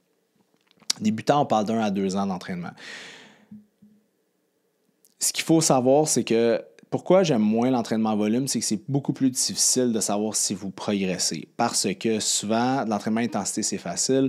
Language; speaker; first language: French; native; French